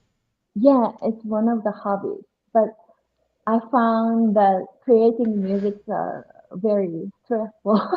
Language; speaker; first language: English; non-native, learner; Japanese